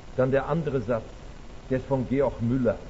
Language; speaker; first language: German; native; German